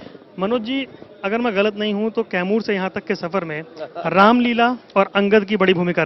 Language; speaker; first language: Hindi; native; Hindi